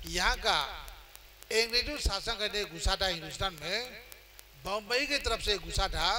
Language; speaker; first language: Hindi; non-native, fluent; Burmese